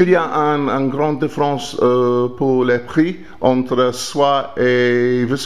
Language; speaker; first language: French; non-native, learner; English